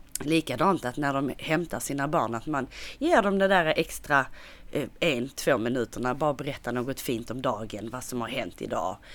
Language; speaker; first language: Swedish; native; Swedish